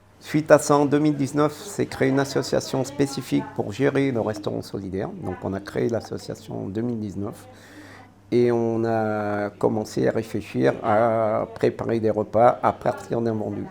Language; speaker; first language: French; native; French